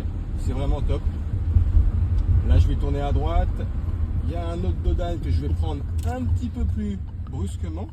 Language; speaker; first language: French; native; French